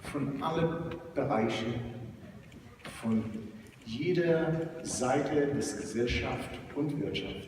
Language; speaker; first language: German; non-native, learner; Hebrew